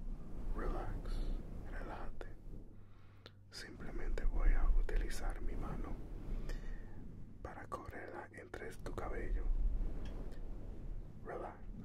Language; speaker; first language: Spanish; early bilingual, heritage; Spanish